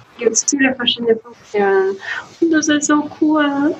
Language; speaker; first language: German; non-native, learner; Russian